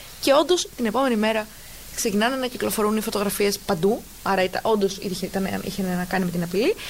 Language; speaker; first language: Greek; early bilingual, heritage; Greek